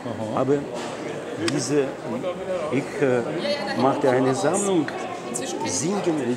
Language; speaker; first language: German; non-native, learner; Russian